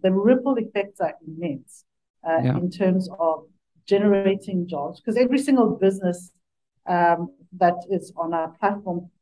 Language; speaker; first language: English; non-native, local second language; Northern Sotho